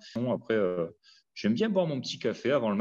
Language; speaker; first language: French; native; French